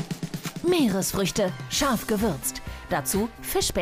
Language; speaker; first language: German; native; German